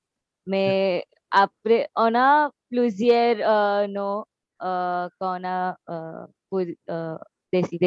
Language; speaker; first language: French; non-native, learner; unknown